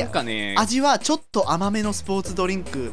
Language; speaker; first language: Japanese; native; Japanese